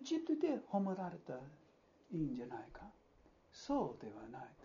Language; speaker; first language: Japanese; non-native, fluent; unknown